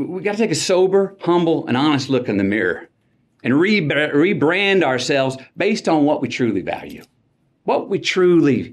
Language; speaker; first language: English; native; English